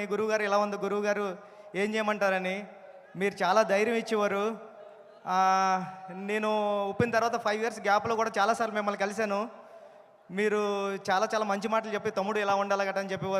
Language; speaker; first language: Telugu; native; Telugu